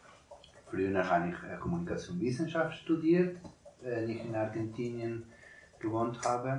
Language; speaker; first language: German; non-native, learner; Spanish